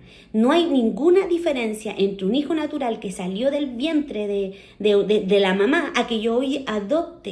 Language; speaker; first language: Spanish; native; Spanish